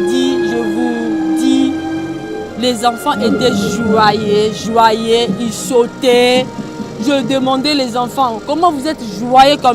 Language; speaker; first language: French; non-native, local second language; Lingala